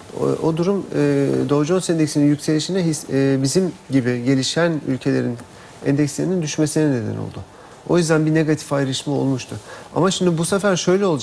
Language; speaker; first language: Turkish; native; Turkish